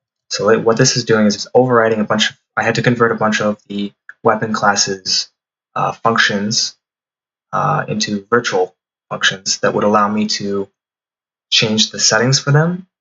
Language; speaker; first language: English; native; English